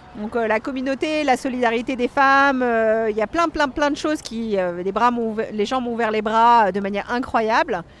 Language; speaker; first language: French; native; French